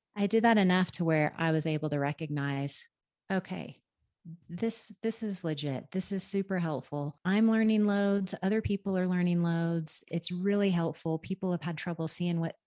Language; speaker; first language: English; native; English